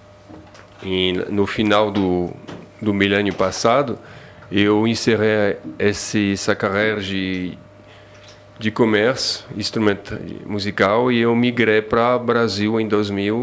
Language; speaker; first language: Portuguese; non-native, fluent; French